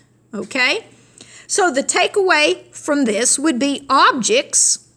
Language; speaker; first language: English; native; English